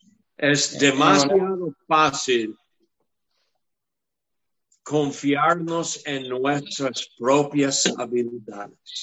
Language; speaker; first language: Spanish; non-native, fluent; English